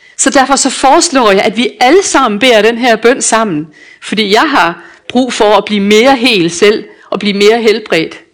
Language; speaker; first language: Danish; native; Danish